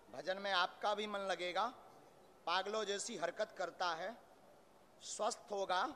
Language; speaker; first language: Hindi; native; Hindi